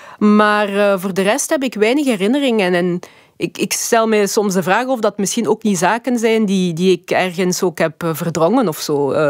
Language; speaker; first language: Dutch; early bilingual, other home language; Lingala